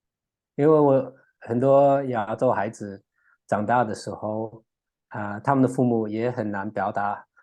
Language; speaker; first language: Chinese; early bilingual, heritage; English